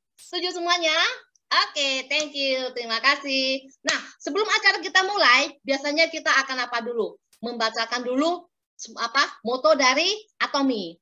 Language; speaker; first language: Indonesian; native; Indonesian